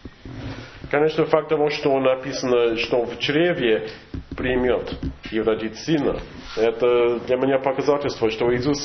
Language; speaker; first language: Russian; non-native, fluent; English